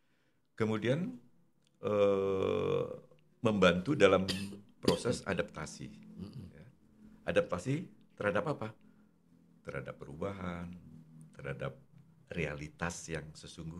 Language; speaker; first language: Indonesian; non-native, local second language; Javanese